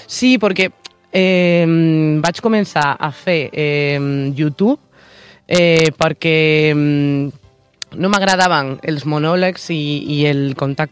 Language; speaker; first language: Catalan; non-native, learner; Spanish